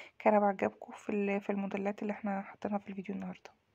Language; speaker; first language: Arabic; native; Arabic